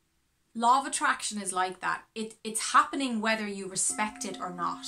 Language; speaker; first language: English; native; English